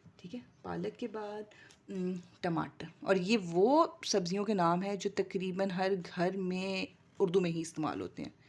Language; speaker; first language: Urdu; native; Urdu